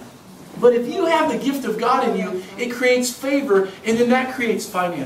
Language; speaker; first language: English; native; English